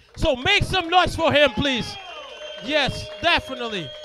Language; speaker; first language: English; non-native, fluent; Portuguese